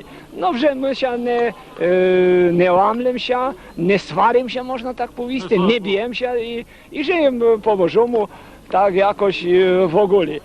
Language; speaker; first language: Polish; non-native, local second language; Rusyn